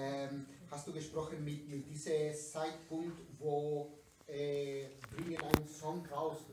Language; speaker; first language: German; non-native, learner; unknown